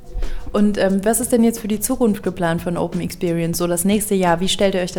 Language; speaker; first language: German; native; German